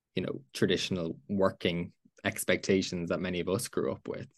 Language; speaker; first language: English; native; English